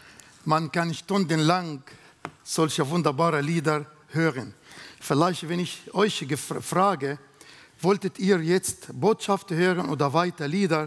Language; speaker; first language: German; non-native, fluent; Arabic